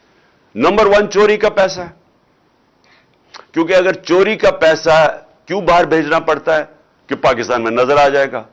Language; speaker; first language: Urdu; native; Urdu